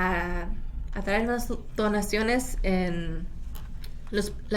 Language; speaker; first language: Spanish; early bilingual, heritage; Spanish